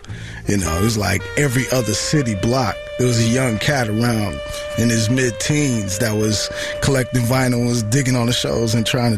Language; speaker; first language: English; native; English